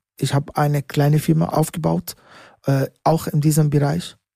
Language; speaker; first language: German; non-native, learner; Arabic